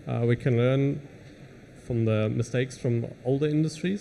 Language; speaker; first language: English; non-native, fluent; German